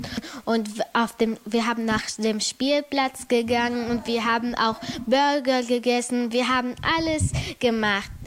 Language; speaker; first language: German; early bilingual, other home language; Arabic